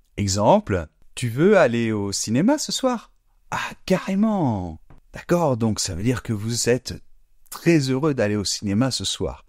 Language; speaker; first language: French; native; French